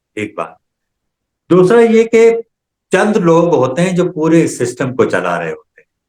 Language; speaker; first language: Urdu; non-native, local second language; Sindhi